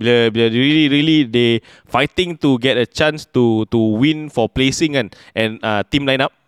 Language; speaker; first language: English; non-native, local second language; Malay